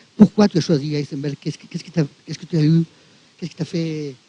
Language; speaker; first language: French; non-native, fluent; Spanish